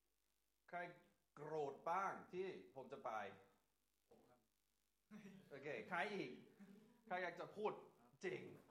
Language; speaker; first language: Thai; non-native, fluent; English